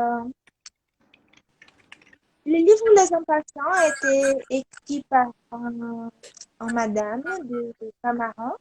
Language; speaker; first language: French; non-native, learner; Portuguese